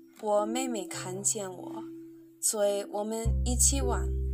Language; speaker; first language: Chinese; non-native, learner; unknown